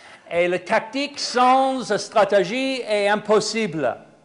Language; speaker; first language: French; non-native, fluent; English